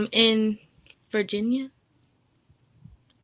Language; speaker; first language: Spanish; non-native, learner; English